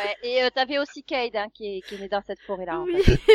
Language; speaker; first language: French; native; French